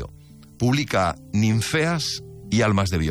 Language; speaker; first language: Spanish; native; Spanish